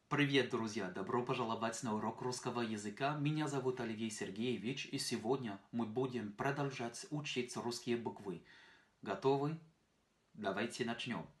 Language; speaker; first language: Russian; non-native, fluent; French